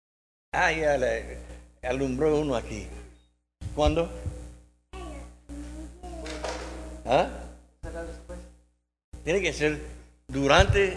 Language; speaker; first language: Spanish; non-native, learner; English